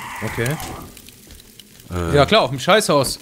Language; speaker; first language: German; native; German